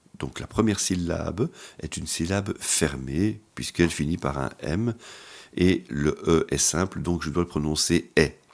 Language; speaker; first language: French; native; French